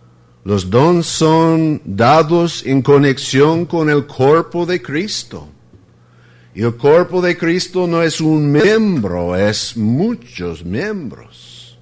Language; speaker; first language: Spanish; non-native, fluent; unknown